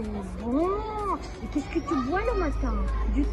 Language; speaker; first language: French; non-native, learner; Ukrainian